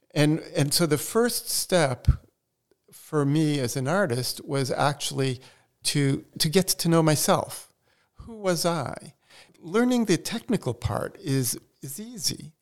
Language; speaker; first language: English; early bilingual, other home language; Portuguese